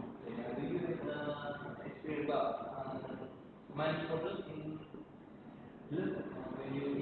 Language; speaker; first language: English; non-native, local second language; Malay